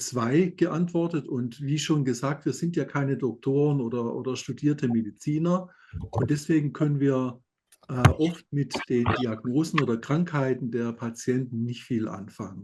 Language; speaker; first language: German; native; German